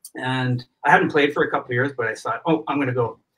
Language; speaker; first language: English; native; English